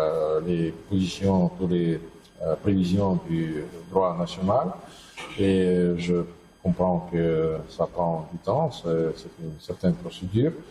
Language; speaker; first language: French; non-native, fluent; Russian